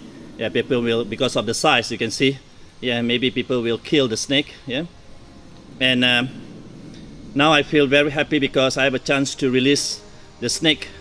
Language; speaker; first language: English; non-native, fluent; Malay